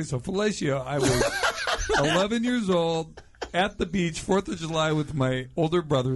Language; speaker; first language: English; native; English